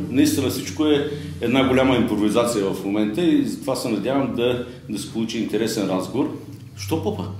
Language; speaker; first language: Bulgarian; native; Bulgarian